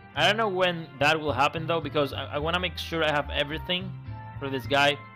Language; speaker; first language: English; non-native, fluent; Greek